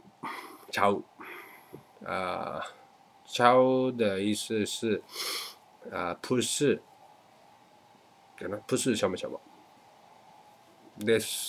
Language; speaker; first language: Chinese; non-native, fluent; Japanese